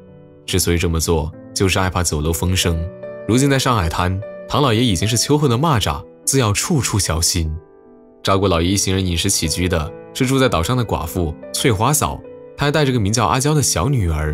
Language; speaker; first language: Chinese; native; Chinese